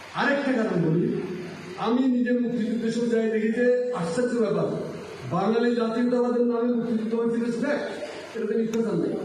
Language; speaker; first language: Bangla; native; Bangla